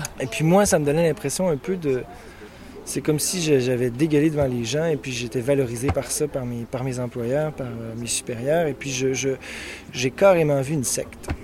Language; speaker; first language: French; native; French